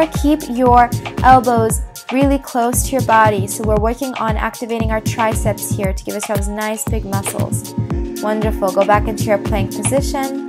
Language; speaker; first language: English; native; English